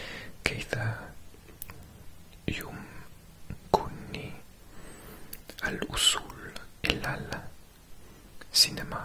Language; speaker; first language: Arabic; non-native, learner; English